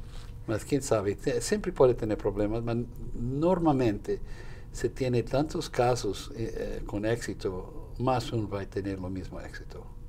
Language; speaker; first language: Spanish; non-native, fluent; Portuguese